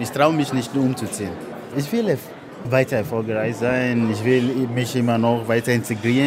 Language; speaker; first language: German; non-native, fluent; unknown